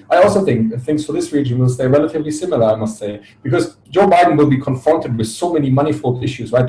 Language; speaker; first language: English; non-native, fluent; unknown